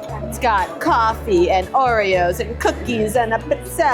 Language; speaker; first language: English; native; English